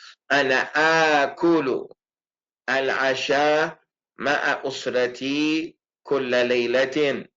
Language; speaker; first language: Arabic; non-native, fluent; English